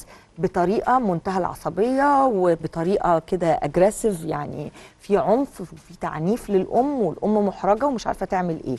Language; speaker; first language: Arabic; native; Arabic